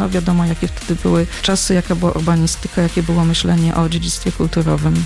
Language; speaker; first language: Polish; native; Polish